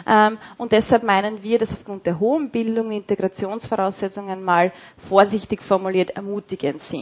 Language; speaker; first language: German; native; German